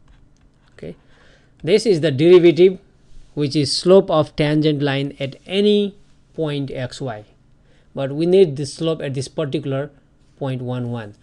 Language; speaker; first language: English; non-native, fluent; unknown